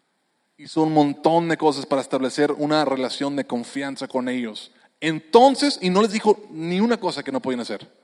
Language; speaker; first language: Spanish; native; Spanish